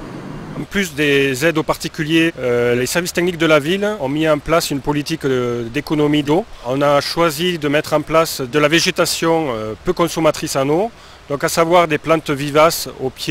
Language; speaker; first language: French; native; French